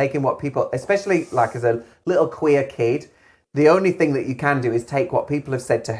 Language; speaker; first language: English; native; English